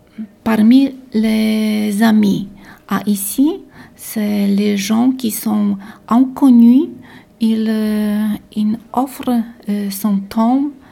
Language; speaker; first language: French; non-native, learner; Polish